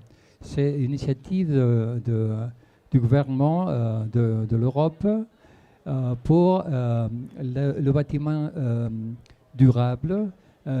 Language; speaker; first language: French; non-native, fluent; Spanish